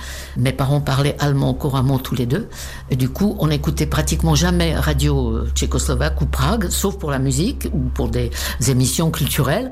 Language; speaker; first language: French; non-native, fluent; Czech